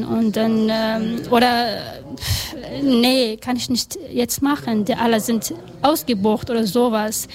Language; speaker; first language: German; non-native, learner; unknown